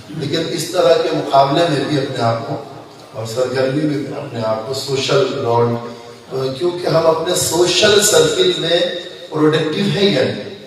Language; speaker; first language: Urdu; non-native, local second language; Sindhi